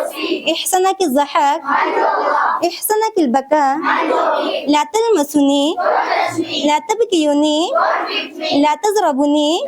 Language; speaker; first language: Arabic; non-native, learner; Urdu